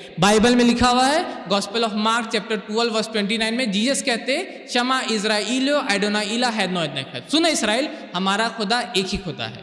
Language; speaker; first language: Urdu; native; Urdu